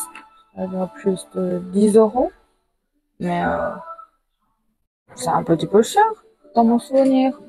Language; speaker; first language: French; non-native, fluent; Chinese